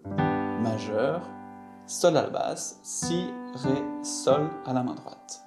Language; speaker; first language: French; native; French